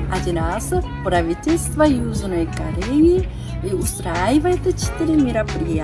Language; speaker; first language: Russian; non-native, fluent; Korean